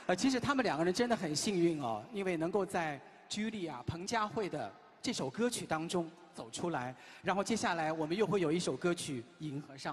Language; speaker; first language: Chinese; native; Chinese